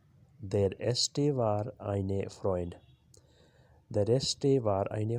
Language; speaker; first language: German; non-native, learner; Urdu